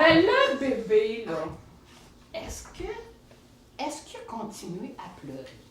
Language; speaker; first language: French; native; French